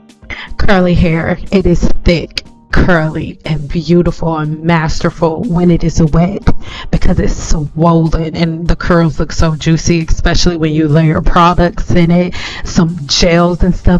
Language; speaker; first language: English; native; English